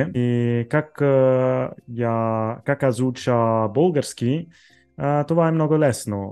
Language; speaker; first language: Bulgarian; non-native, learner; Italian